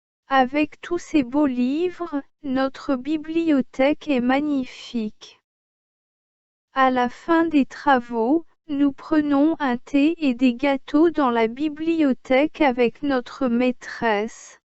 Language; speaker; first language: French; non-native, learner; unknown